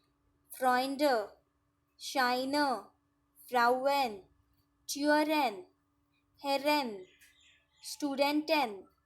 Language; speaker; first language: German; non-native, fluent; Marathi